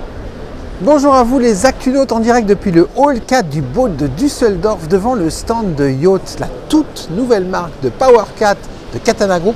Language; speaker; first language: French; native; French